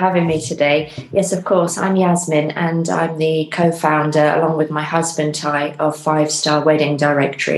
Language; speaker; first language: English; native; English